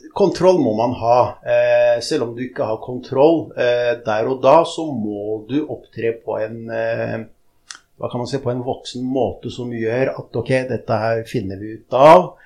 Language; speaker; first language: Norwegian; early bilingual, other home language; Arabic